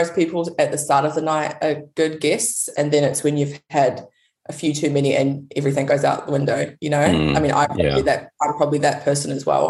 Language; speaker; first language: English; native; English